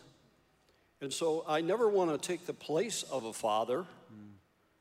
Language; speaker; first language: English; native; English